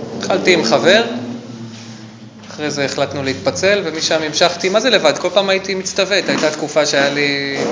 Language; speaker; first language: Hebrew; native; Hebrew